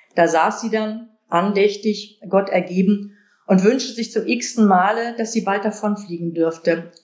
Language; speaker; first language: German; native; German